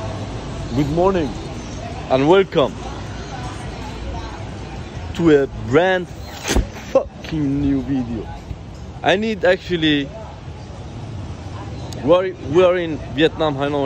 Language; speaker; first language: English; non-native, fluent; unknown